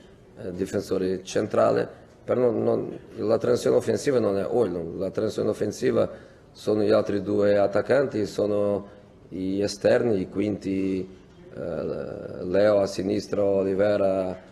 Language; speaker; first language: Italian; non-native, fluent; Portuguese